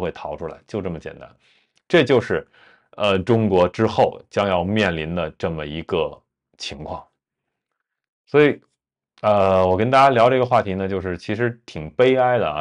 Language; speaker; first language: Chinese; native; Chinese